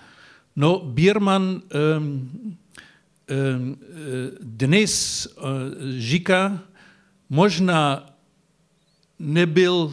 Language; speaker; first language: Czech; non-native, learner; Dutch